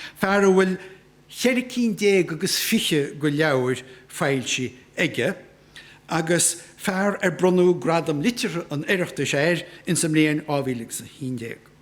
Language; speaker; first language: Irish; native; Irish